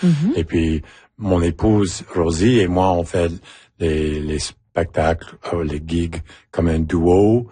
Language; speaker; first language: French; non-native, local second language; English